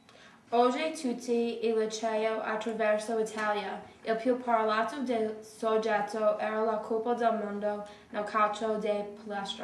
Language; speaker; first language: Italian; non-native, learner; English